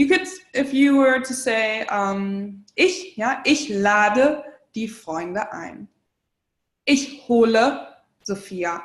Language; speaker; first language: German; non-native, fluent; English